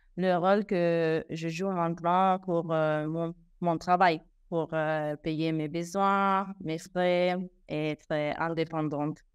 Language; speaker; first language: French; non-native, fluent; Italian